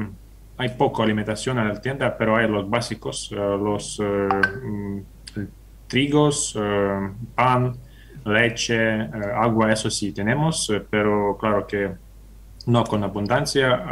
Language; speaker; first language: Spanish; non-native, fluent; Ukrainian